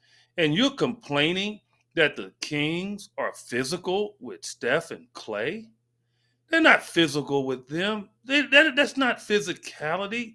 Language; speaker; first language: English; native; English